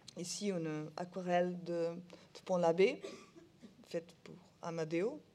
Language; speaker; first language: French; non-native, learner; Portuguese